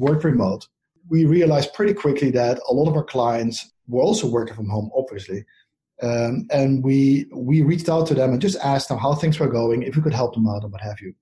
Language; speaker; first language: English; non-native, fluent; Dutch